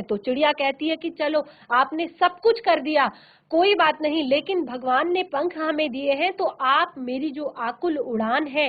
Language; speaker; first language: Hindi; native; Hindi